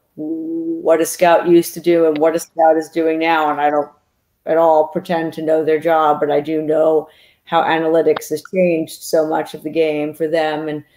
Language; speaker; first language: English; native; English